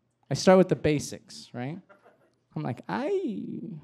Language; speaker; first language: English; early bilingual, other home language; Spanish